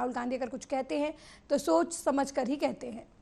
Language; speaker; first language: Hindi; native; Hindi